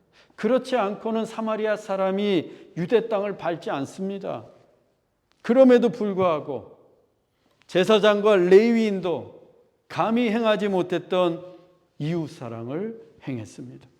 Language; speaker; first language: Korean; native; Korean